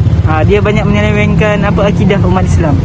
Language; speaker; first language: Malay; native; Malay